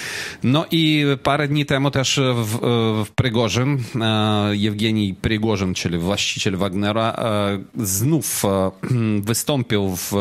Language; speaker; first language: Polish; non-native, fluent; Ukrainian